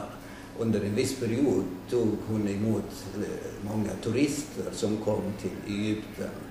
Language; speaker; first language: Swedish; non-native, fluent; Arabic